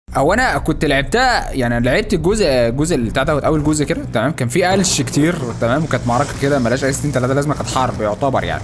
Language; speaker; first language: Arabic; native; Arabic